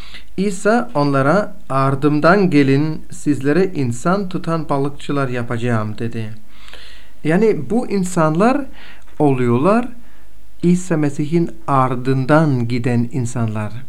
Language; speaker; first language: Turkish; non-native, fluent; Bulgarian